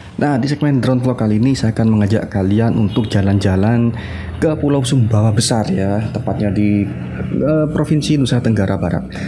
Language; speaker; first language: Indonesian; non-native, local second language; Madurese